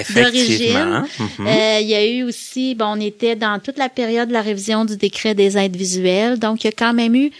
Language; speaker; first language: French; native; French